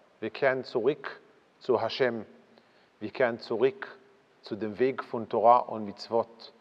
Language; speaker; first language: German; non-native, fluent; Hebrew